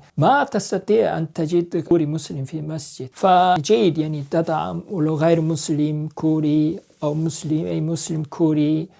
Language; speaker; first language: Arabic; non-native, learner; Korean